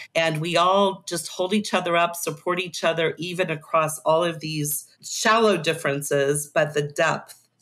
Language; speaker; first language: English; native; English